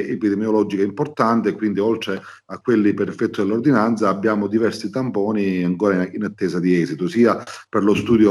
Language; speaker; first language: Italian; native; Italian